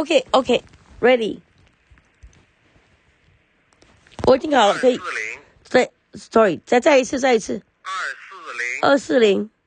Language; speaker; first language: Chinese; early bilingual, heritage; Chinese